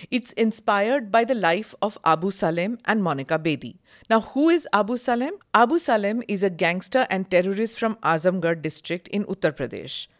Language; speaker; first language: English; non-native, local second language; Hindi